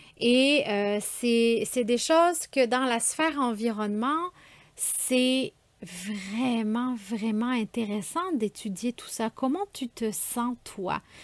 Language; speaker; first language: French; native; French